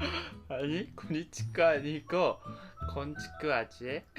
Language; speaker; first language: Korean; non-native, learner; Japanese